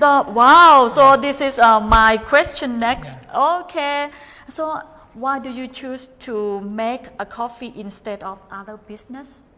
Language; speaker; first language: English; non-native, fluent; Thai